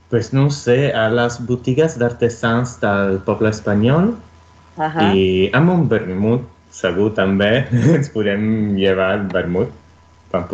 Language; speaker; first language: Catalan; non-native, fluent; Italian